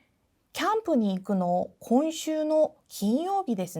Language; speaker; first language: Japanese; non-native, fluent; Korean